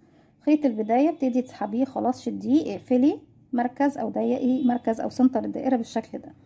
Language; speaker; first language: Arabic; native; Arabic